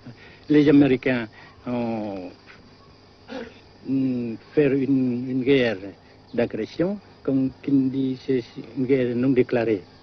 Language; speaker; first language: French; non-native, fluent; Vietnamese